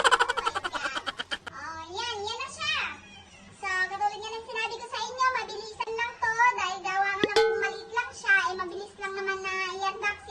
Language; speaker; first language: Filipino; non-native, local second language; Iloko